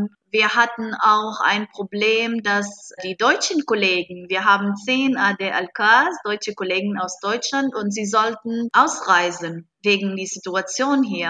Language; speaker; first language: German; non-native, fluent; Arabic